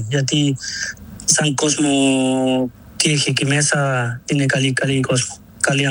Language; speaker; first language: Greek; non-native, learner; Spanish